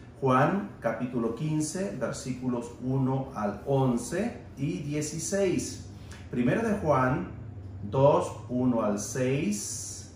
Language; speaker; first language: Spanish; native; Spanish